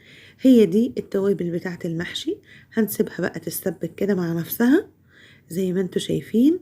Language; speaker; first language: Arabic; native; Arabic